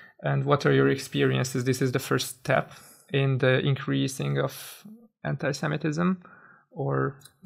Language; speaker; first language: English; non-native, fluent; Hungarian